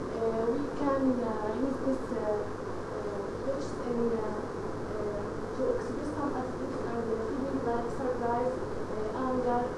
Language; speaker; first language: English; non-native, learner; Arabic